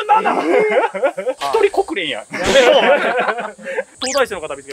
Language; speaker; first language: Japanese; native; Japanese